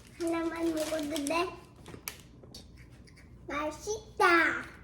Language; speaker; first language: Korean; early bilingual, heritage; Korean